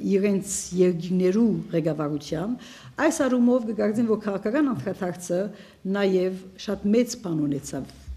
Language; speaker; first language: Armenian; early bilingual, heritage; Armenian